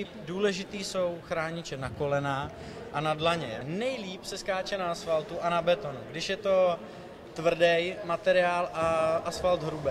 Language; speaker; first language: Czech; native; Czech